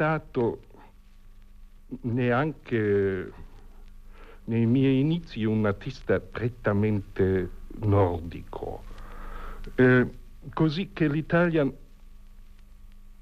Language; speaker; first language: Italian; non-native, fluent; German